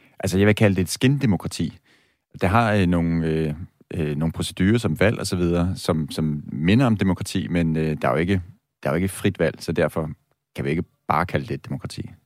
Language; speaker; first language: Danish; native; Danish